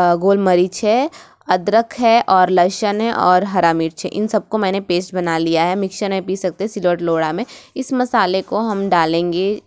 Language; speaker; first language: Hindi; native; Hindi